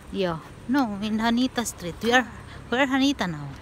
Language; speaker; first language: English; non-native, local second language; Filipino